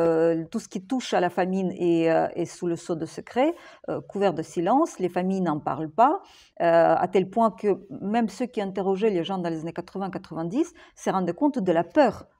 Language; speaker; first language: French; non-native, fluent; Ukrainian